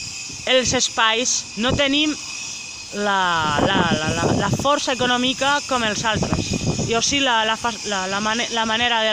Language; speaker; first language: Catalan; non-native, local second language; Spanish